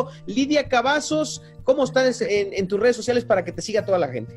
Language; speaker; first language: Spanish; native; Spanish